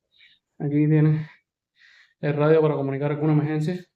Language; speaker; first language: Spanish; native; Spanish